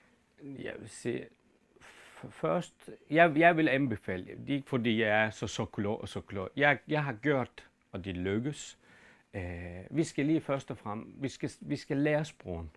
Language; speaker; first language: Danish; non-native, fluent; Turkish